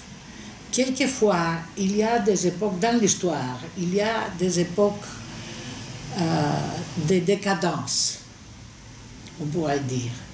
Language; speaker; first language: French; non-native, fluent; Greek